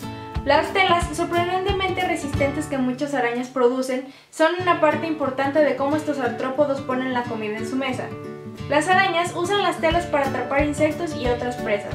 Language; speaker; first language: Spanish; native; Spanish